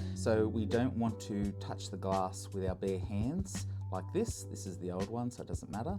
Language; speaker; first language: English; native; English